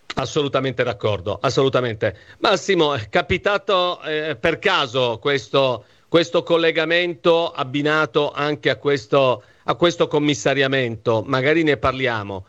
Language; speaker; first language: Italian; native; Italian